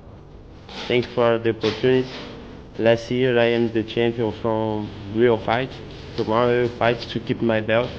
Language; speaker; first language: English; non-native, learner; Portuguese